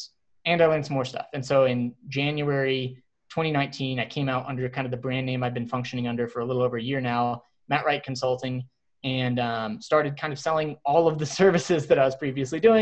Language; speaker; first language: English; native; English